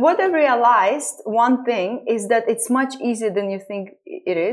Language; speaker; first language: English; non-native, fluent; Estonian